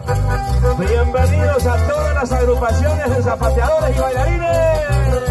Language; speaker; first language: Spanish; native; Spanish